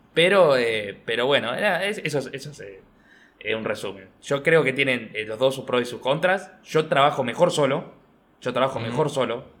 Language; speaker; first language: Spanish; native; Spanish